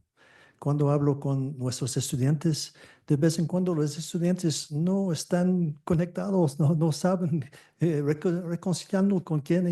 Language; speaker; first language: Spanish; non-native, fluent; French